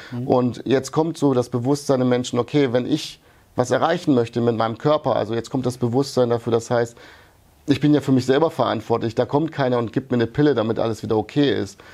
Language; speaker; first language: German; early bilingual, other home language; Hungarian